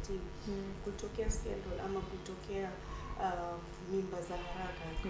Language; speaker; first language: Swahili; native; Swahili